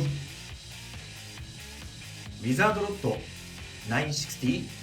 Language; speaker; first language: Japanese; native; Japanese